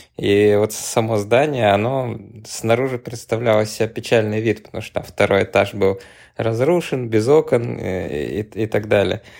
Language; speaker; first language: Russian; native; Russian